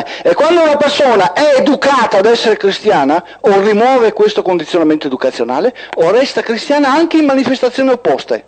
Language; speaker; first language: Italian; native; Italian